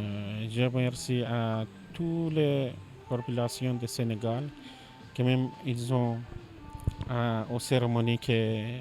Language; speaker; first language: French; non-native, learner; Persian